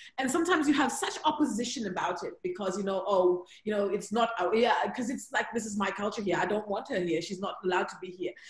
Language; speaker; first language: English; native; English